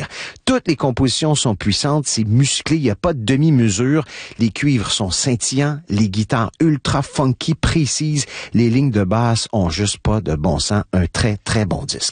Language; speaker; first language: French; native; French